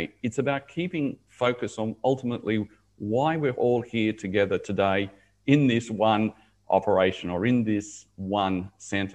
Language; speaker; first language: English; native; English